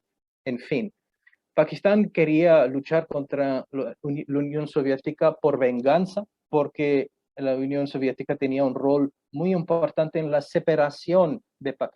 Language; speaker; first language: Spanish; non-native, fluent; Punjabi